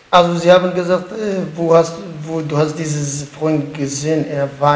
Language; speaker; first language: German; non-native, learner; Kurdish